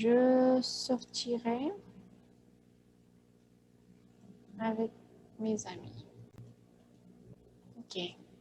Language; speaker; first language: French; non-native, fluent; Indonesian